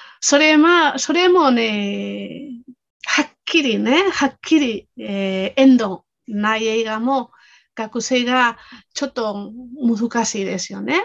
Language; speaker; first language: Japanese; non-native, fluent; Spanish